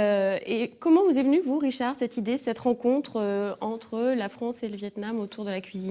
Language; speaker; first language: French; native; French